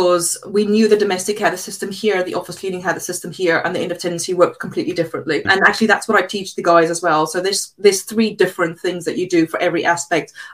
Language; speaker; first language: English; non-native, local second language; Afrikaans